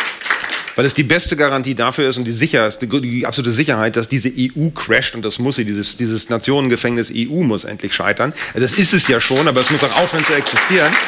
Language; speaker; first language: German; native; German